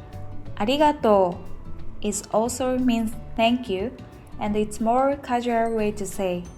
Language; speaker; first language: English; non-native, fluent; Japanese